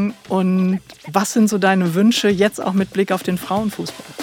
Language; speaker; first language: German; native; German